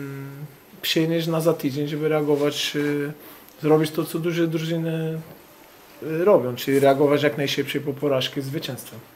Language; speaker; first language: Polish; non-native, fluent; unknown